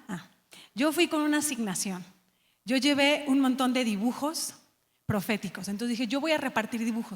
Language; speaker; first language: Spanish; native; Spanish